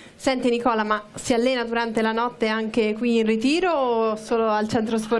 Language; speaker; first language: Italian; native; Italian